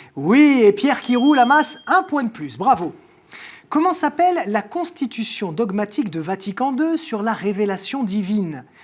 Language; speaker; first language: French; native; French